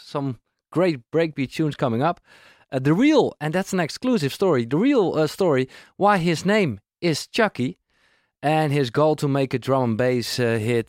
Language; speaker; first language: English; non-native, fluent; Dutch